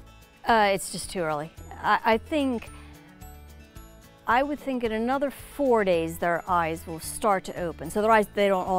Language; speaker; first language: English; native; English